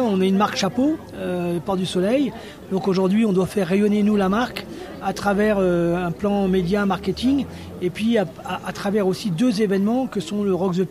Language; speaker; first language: French; native; French